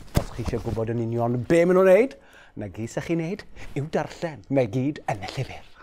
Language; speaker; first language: Welsh; native; Welsh